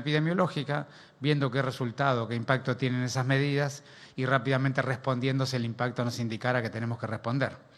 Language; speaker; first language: Spanish; native; Spanish